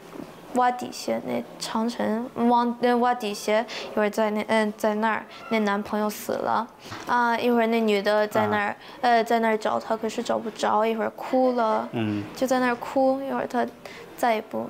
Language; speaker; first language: Chinese; early bilingual, heritage; Chinese